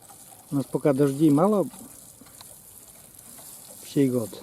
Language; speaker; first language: Russian; native; Russian